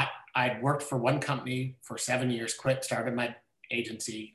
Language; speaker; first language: English; native; English